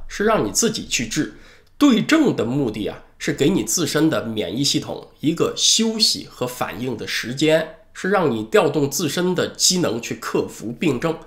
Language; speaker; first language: Chinese; native; Chinese